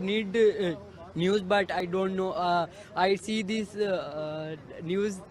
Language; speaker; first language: English; non-native, learner; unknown